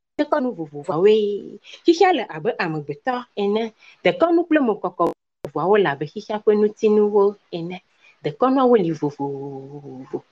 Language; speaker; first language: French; non-native, local second language; Ewe